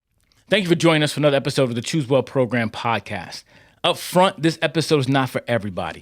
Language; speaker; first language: English; native; English